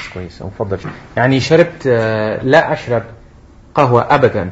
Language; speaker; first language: Arabic; non-native, fluent; Dutch